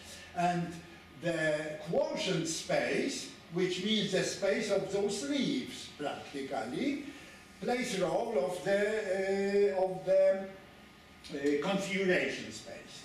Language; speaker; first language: English; non-native, fluent; Polish